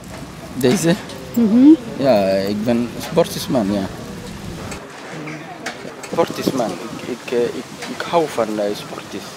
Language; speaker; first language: Dutch; non-native, learner; Somali